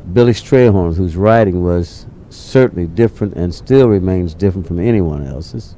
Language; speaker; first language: English; native; English